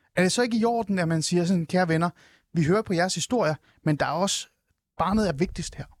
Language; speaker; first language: Danish; early bilingual, other home language; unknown